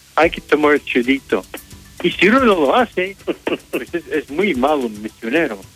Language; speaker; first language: Spanish; non-native, fluent; English